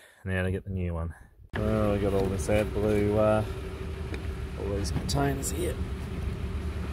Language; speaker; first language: English; native; English